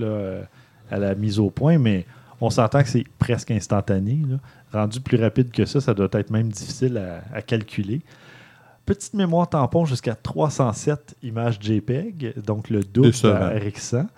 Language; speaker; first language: French; native; French